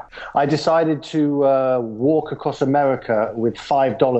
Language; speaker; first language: English; native; English